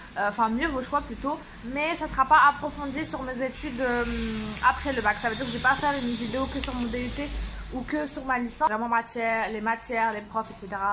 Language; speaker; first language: French; early bilingual, other home language; Arabic